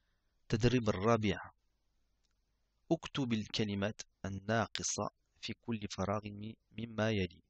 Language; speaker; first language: Arabic; non-native, fluent; French